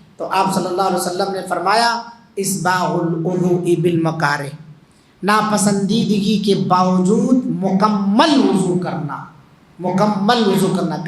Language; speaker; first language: Urdu; native; Urdu